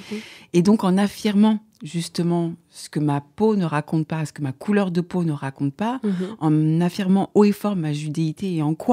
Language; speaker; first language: French; native; French